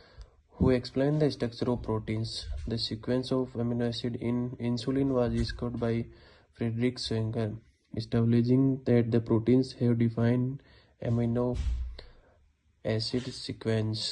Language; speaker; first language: English; non-native, learner; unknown